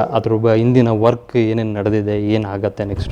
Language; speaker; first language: Kannada; native; Kannada